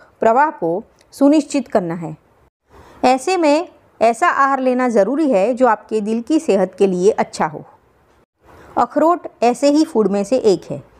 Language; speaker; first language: Hindi; non-native, local second language; Gujarati